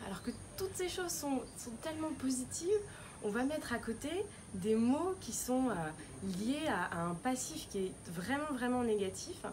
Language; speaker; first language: French; native; French